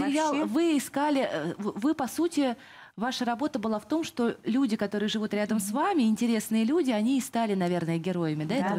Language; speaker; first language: Russian; native; Russian